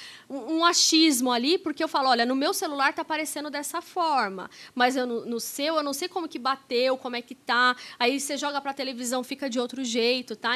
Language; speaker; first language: Portuguese; native; Portuguese